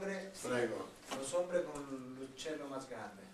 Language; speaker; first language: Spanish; non-native, learner; Italian